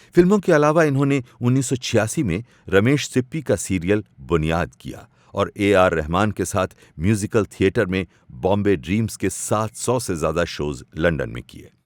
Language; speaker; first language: Hindi; native; Hindi